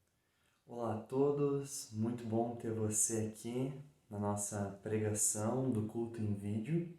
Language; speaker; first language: Portuguese; native; Portuguese